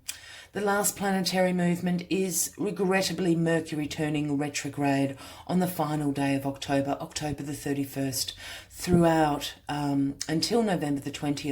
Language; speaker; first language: English; native; English